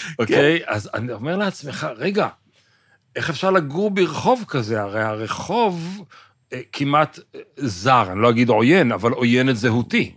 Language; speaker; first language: Hebrew; native; Hebrew